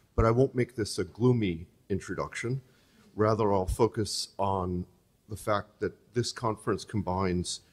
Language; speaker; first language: English; native; English